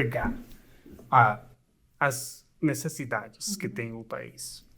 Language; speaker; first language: Portuguese; non-native, fluent; Spanish